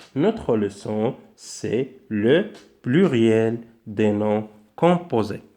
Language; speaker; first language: French; non-native, local second language; Arabic